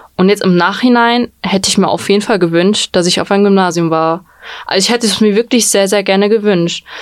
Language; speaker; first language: German; early bilingual, other home language; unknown